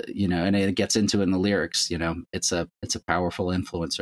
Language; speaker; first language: English; native; English